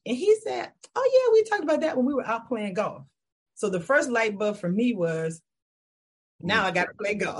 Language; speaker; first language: English; native; English